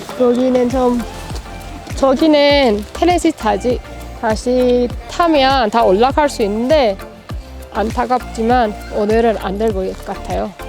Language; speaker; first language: Korean; non-native, learner; Persian